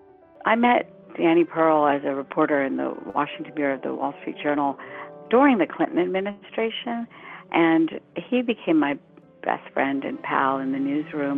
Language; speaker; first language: English; early bilingual, other home language; Urdu